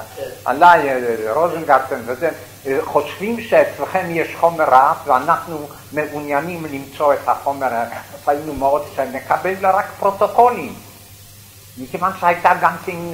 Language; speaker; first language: Hebrew; non-native, fluent; Yiddish